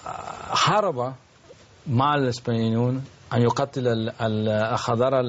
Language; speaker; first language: Arabic; non-native, learner; Spanish